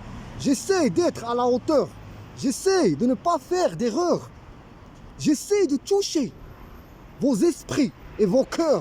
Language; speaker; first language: French; non-native, local second language; Arabic